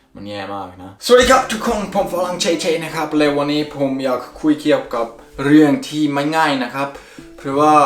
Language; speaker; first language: Thai; non-native, fluent; Swiss German